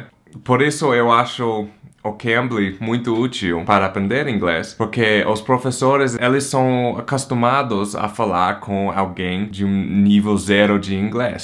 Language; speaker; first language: Portuguese; non-native, fluent; English